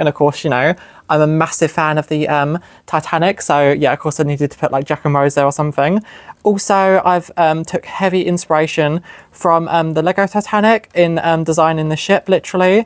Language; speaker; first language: English; native; English